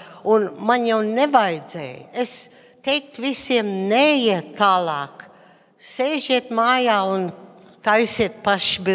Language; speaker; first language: Latvian; early bilingual, heritage; Latvian